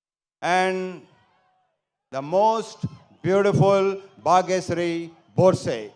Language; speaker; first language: Telugu; native; Telugu